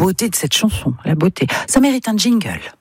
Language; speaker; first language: French; native; French